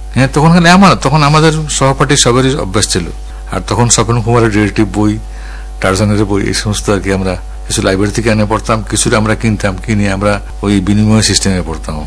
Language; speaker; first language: Bangla; non-native, local second language; Hindi